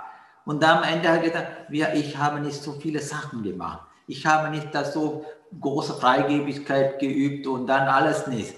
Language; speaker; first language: German; non-native, fluent; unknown